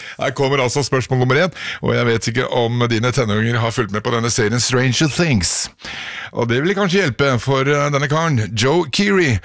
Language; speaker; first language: Norwegian; native; Norwegian